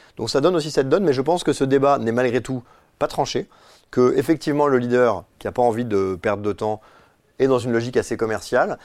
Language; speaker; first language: French; native; French